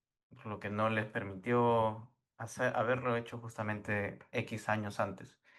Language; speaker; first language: Spanish; native; Spanish